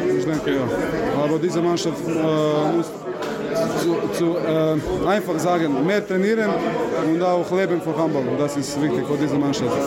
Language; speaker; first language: German; non-native, learner; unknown